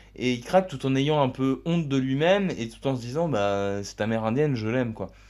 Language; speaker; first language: French; native; French